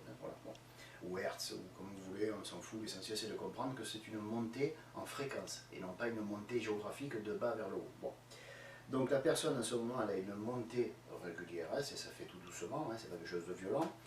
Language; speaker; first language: French; native; French